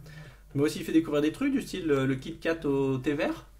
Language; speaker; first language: French; native; French